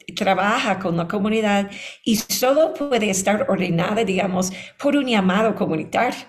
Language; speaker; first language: Spanish; non-native, fluent; English